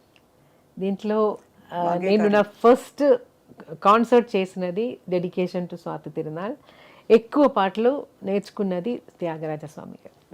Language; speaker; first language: Telugu; non-native, local second language; Malayalam